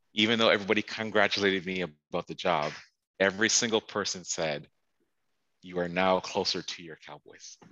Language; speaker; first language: English; native; English